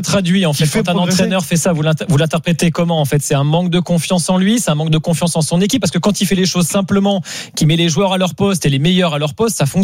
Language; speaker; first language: French; native; French